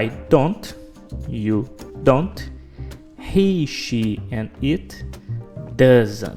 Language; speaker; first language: English; non-native, fluent; Portuguese